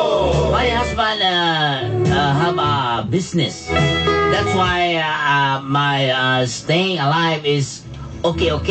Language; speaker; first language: English; non-native, learner; Cebuano